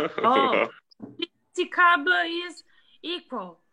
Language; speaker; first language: English; non-native, learner; Portuguese